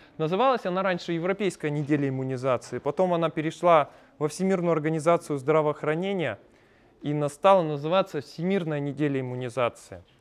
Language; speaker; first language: Russian; native; Russian